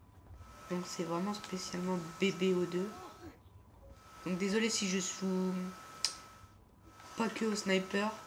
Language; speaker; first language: French; native; French